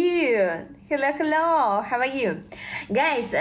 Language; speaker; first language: English; non-native, learner; Russian